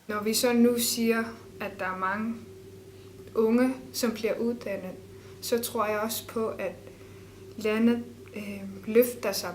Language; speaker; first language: Danish; non-native, local second language; Kalaallisut